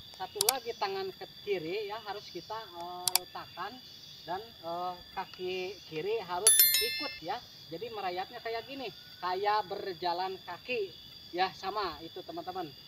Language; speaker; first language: Indonesian; native; Indonesian